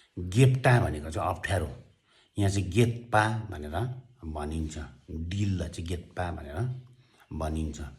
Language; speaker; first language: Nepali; non-native, local second language; Eastern Tamang